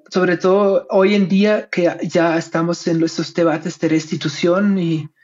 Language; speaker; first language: Spanish; non-native, fluent; German